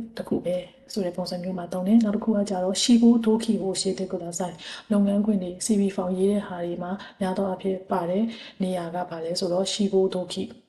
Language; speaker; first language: Burmese; native; Burmese